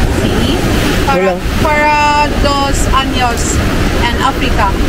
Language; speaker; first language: Spanish; non-native, learner; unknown